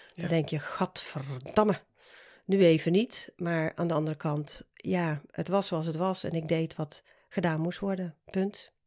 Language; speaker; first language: Dutch; non-native, fluent; Swedish